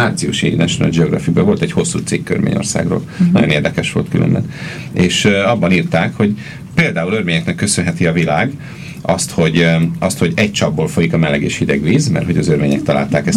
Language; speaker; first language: Hungarian; native; Hungarian